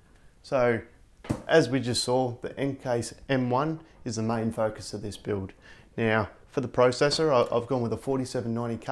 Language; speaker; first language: English; native; English